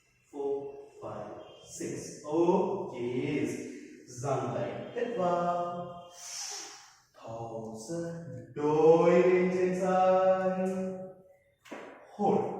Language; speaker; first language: Vietnamese; non-native, learner; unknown